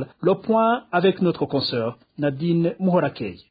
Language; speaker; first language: French; non-native, local second language; Rundi